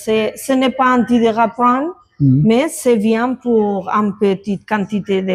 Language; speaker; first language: French; non-native, learner; Spanish